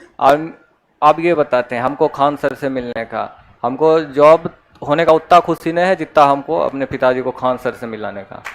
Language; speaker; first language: Hindi; native; Hindi